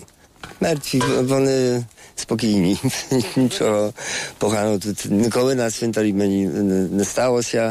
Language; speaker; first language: Ukrainian; non-native, fluent; Polish